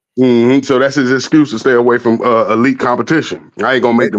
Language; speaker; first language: English; native; English